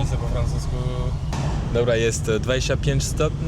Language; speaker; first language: Polish; non-native, learner; French